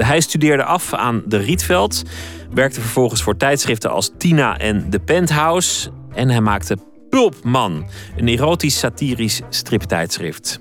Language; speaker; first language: Dutch; native; Dutch